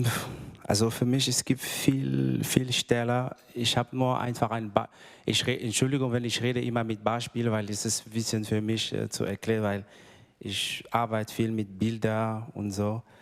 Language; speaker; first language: German; non-native, fluent; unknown